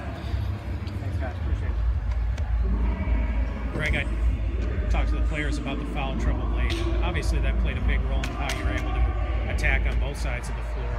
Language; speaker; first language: English; native; English